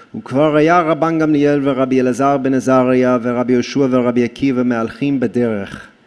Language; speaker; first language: Hebrew; non-native, fluent; English